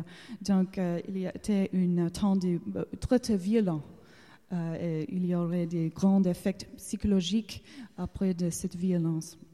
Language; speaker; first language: French; non-native, learner; English